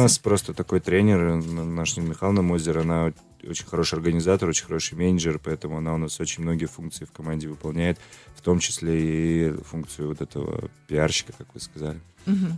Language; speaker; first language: Russian; native; Russian